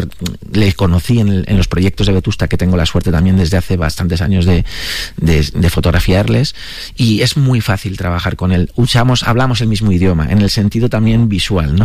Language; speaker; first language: Spanish; native; Spanish